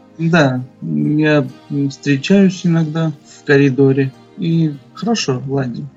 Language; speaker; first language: Russian; non-native, fluent; Armenian